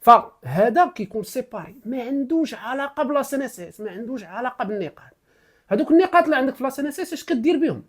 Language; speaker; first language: Arabic; native; Arabic